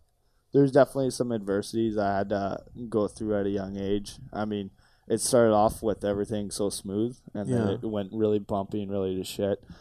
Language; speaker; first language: English; native; English